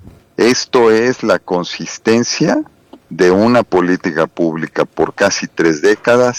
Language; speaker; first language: Spanish; native; Spanish